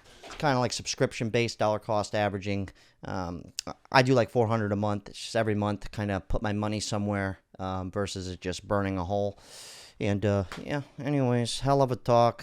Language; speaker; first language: English; native; English